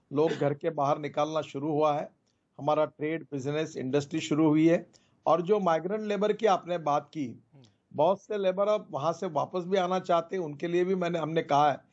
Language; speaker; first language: Hindi; non-native, local second language; Marathi